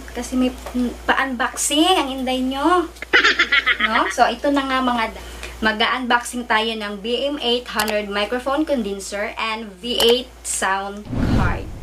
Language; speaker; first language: Filipino; native; Filipino